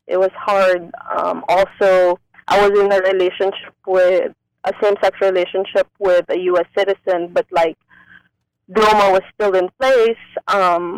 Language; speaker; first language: English; non-native, local second language; Filipino